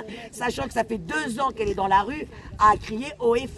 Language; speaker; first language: French; native; French